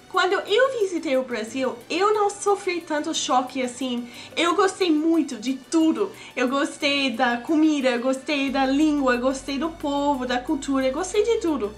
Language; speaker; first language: Portuguese; non-native, fluent; English